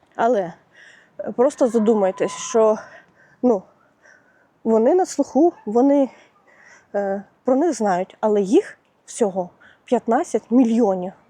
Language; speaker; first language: Ukrainian; non-native, local second language; Russian